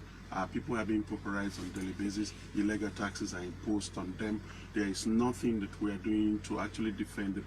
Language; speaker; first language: English; non-native, local second language; Yoruba